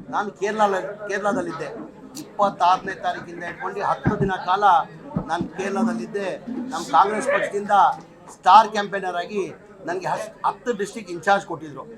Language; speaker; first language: Kannada; non-native, local second language; Urdu